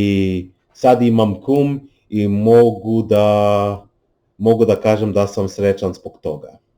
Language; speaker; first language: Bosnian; non-native, learner; English